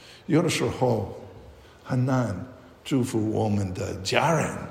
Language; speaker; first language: Chinese; non-native, fluent; English